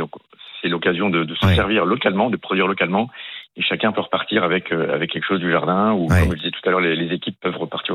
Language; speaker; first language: French; native; French